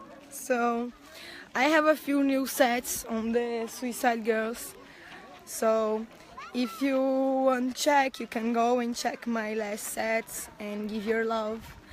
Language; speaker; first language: English; non-native, learner; Portuguese